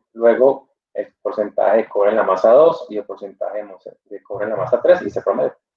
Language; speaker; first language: Spanish; native; Spanish